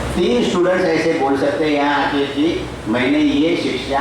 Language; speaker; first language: Hindi; non-native, local second language; Marathi